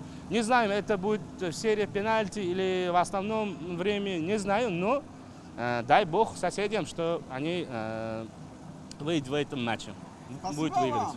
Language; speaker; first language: Russian; non-native, fluent; Uzbek